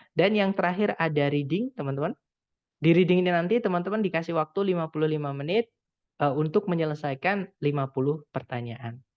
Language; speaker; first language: Indonesian; non-native, local second language; Javanese